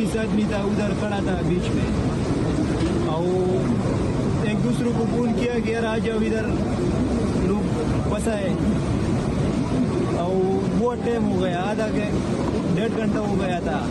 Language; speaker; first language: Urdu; non-native, local second language; Pashto